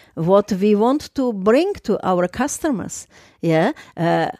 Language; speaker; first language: English; non-native, fluent; Czech